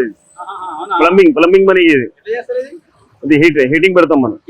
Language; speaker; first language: Telugu; non-native, local second language; Urdu